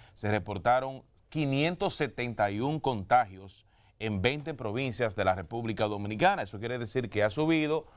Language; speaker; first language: Spanish; native; Spanish